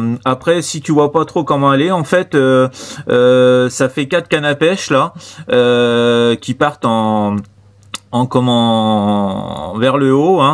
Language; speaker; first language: French; native; French